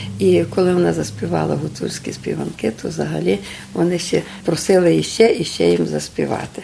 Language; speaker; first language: Ukrainian; native; Ukrainian